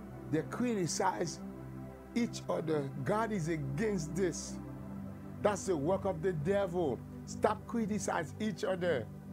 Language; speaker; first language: English; non-native, fluent; Haitian Creole